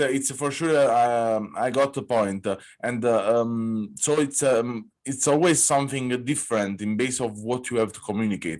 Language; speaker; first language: English; non-native, fluent; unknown